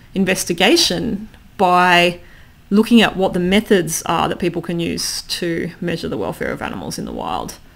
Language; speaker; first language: English; native; English